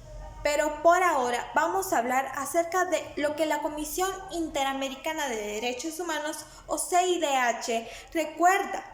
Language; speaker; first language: Spanish; native; Spanish